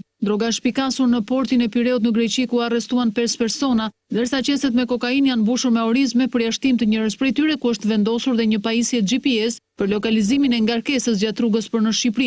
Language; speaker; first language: Albanian; native; Albanian